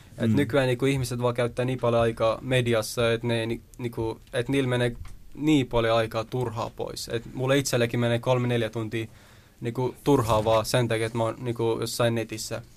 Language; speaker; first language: Finnish; early bilingual, other home language; Persian